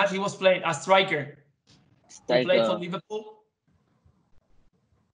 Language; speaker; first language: English; non-native, fluent; Spanish